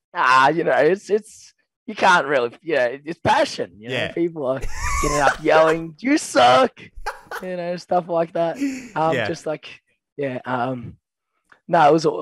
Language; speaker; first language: English; native; English